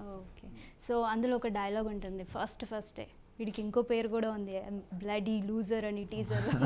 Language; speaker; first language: Telugu; native; Telugu